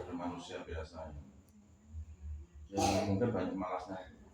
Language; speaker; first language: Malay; non-native, local second language; Javanese